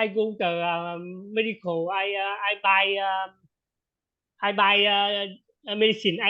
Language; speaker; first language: English; non-native, learner; Vietnamese